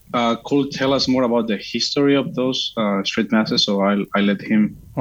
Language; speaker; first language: English; non-native, fluent; Spanish